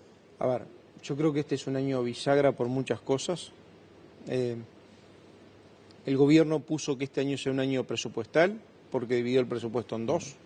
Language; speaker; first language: Spanish; native; Spanish